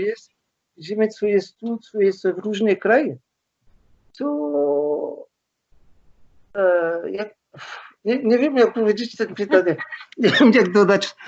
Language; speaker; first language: Polish; non-native, learner; French